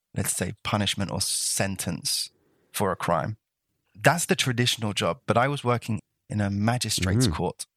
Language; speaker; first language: English; native; English